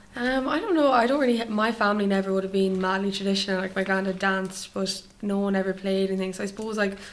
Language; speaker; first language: English; native; English